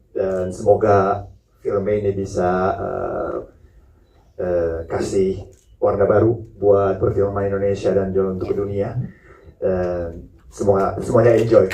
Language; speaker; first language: Indonesian; non-native, fluent; Japanese